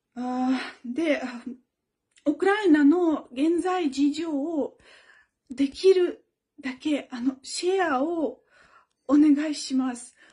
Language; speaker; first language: Japanese; non-native, fluent; Russian